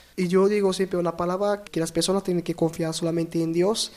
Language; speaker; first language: Spanish; non-native, learner; Arabic